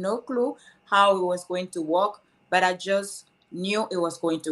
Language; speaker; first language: English; non-native, local second language; French